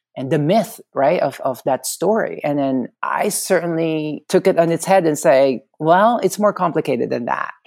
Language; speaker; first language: English; non-native, local second language; Filipino